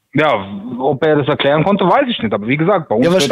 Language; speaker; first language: German; native; German